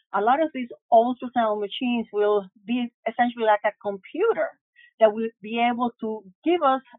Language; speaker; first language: English; early bilingual, other home language; Spanish